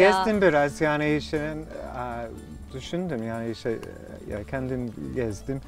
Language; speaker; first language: Turkish; non-native, learner; English